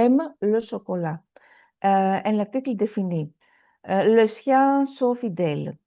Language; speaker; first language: French; non-native, fluent; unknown